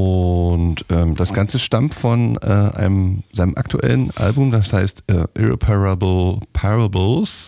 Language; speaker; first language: German; native; German